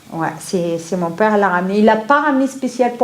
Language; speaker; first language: French; non-native, learner; Arabic